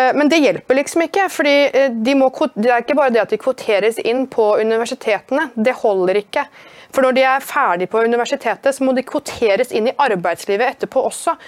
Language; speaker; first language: Norwegian; native; Norwegian